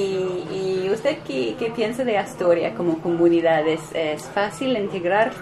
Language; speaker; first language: Spanish; non-native, fluent; English